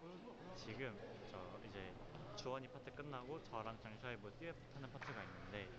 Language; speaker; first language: Korean; native; Korean